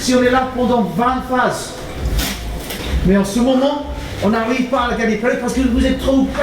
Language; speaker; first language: French; non-native, fluent; English